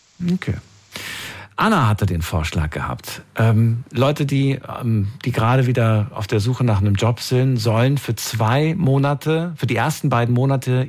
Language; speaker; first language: German; native; German